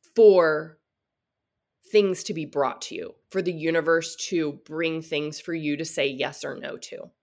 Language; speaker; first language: English; native; English